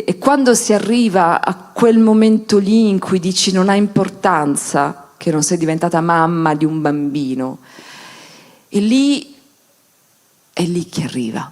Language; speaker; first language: Italian; native; Italian